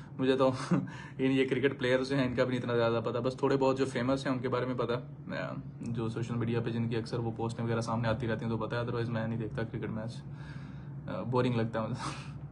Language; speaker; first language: Urdu; non-native, local second language; Punjabi